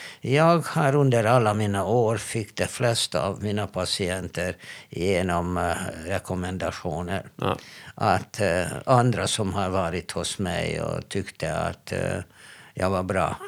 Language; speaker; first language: Swedish; non-native, fluent; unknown